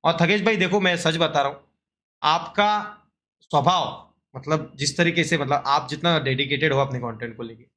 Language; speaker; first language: Hindi; non-native, local second language; Marathi